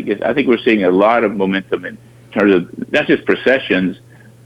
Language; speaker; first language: English; native; English